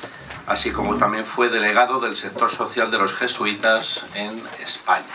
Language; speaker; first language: Spanish; native; Spanish